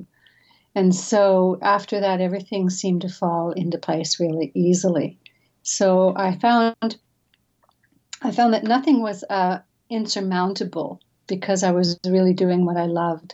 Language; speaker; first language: English; native; English